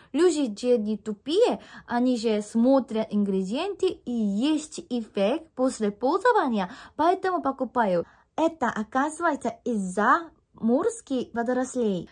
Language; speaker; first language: Russian; non-native, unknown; Korean